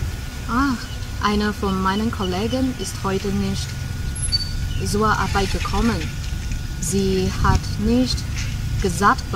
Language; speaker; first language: German; non-native, learner; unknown